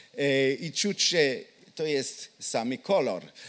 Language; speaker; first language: Polish; non-native, learner; Hebrew